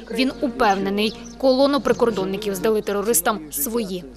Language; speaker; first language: Ukrainian; native; Ukrainian